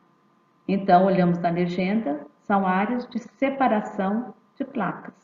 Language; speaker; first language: Portuguese; native; Portuguese